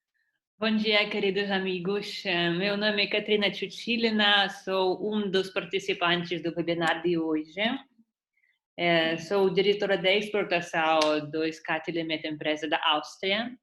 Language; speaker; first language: Portuguese; non-native, fluent; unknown